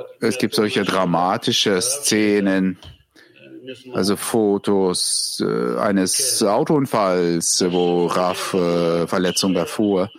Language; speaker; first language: German; non-native, fluent; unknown